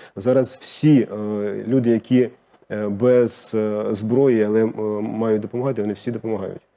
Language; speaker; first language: Ukrainian; non-native, local second language; Russian